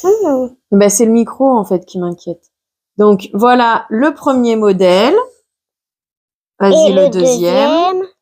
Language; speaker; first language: French; native; French